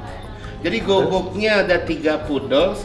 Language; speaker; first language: Indonesian; non-native, fluent; Japanese